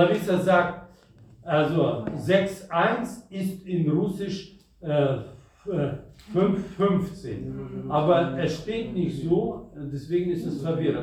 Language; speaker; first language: German; non-native, fluent; Russian